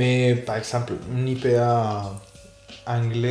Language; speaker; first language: French; non-native, fluent; Spanish